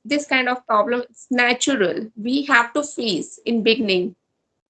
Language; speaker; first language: English; non-native, learner; Hindi